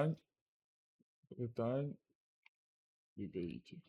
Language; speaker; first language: French; non-native, learner; Russian